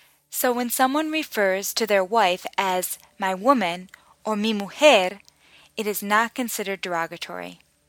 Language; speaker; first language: English; native; English